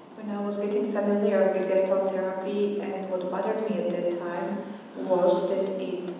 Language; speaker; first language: English; non-native, fluent; Slovak